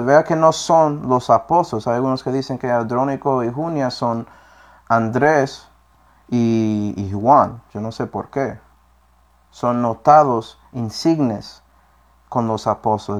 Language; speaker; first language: Spanish; non-native, fluent; English